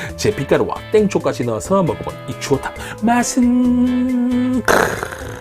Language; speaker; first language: Korean; native; Korean